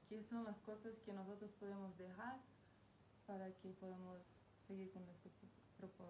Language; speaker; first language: Spanish; non-native, fluent; Portuguese